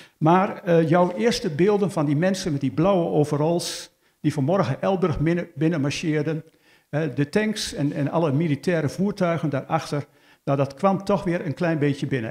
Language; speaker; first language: Dutch; native; Dutch